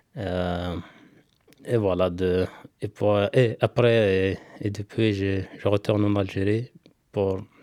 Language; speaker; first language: French; non-native, local second language; Kabyle